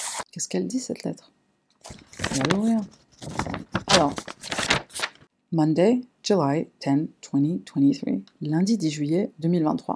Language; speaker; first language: French; native; French